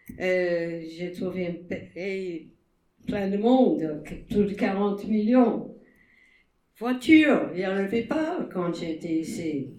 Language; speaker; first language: French; non-native, fluent; English